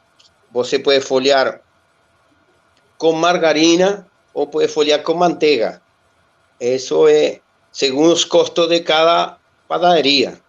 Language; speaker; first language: Portuguese; non-native, learner; Spanish